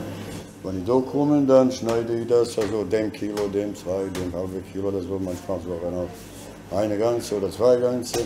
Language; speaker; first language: German; non-native, learner; Bosnian